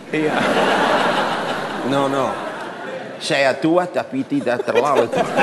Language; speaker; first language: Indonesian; non-native, learner; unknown